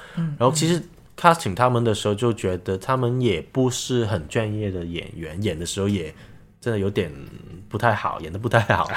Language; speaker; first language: Chinese; non-native, local second language; Cantonese